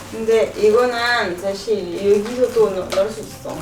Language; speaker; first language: Korean; non-native, learner; French